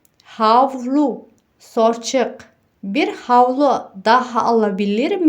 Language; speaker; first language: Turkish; non-native, fluent; Uzbek